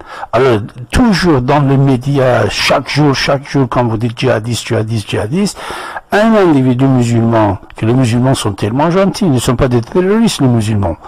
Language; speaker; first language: French; non-native, fluent; Persian